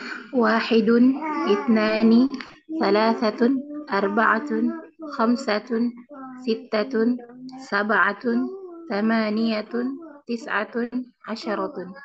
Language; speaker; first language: Arabic; non-native, learner; Indonesian